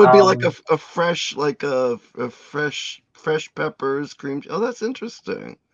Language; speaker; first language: English; native; English